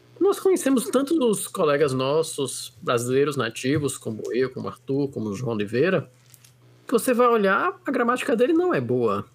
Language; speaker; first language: Portuguese; native; Portuguese